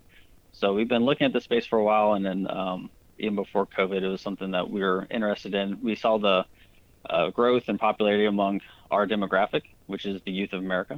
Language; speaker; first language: English; native; English